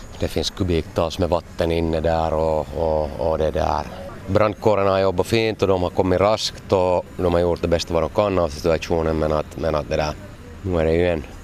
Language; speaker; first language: Swedish; native; Swedish